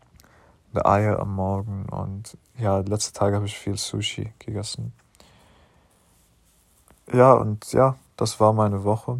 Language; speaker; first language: German; non-native, learner; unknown